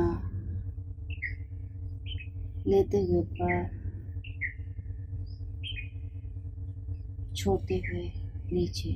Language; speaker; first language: Hindi; native; Hindi